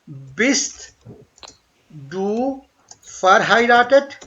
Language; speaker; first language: German; non-native, learner; Hindi